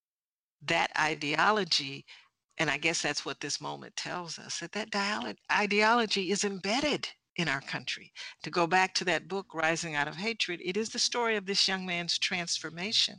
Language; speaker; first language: English; native; English